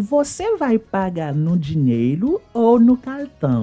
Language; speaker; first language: Portuguese; non-native, fluent; Haitian Creole